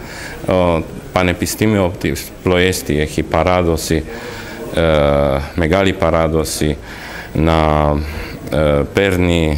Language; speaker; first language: Greek; non-native, learner; Romanian